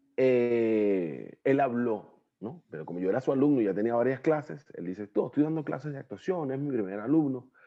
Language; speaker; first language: Spanish; native; Spanish